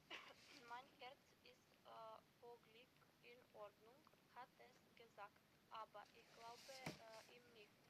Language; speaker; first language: German; non-native, learner; Macedonian